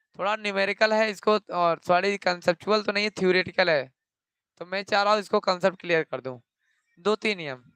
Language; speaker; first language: Hindi; native; Hindi